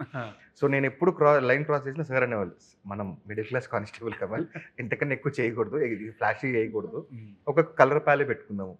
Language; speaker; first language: Telugu; native; Telugu